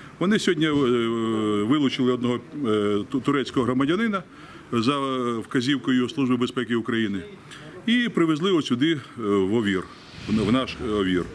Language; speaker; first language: Ukrainian; native; Ukrainian